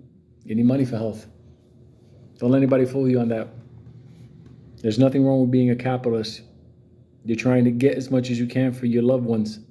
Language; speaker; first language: English; native; English